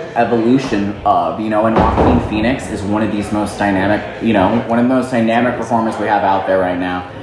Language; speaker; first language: English; native; English